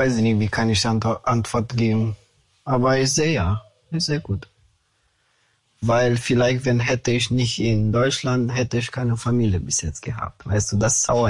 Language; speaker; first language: German; non-native, learner; Romanian